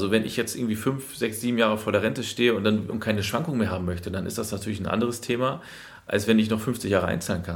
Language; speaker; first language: German; native; German